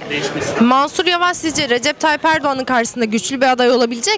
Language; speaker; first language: Turkish; native; Turkish